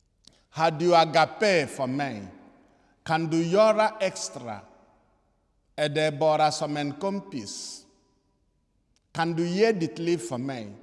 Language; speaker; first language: Swedish; non-native, fluent; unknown